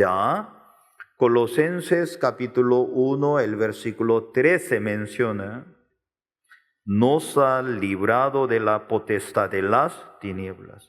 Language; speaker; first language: Spanish; non-native, learner; Korean